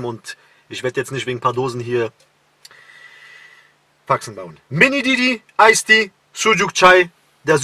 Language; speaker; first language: German; native; German